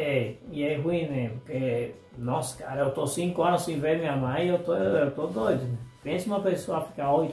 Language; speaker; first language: Portuguese; non-native, fluent; Spanish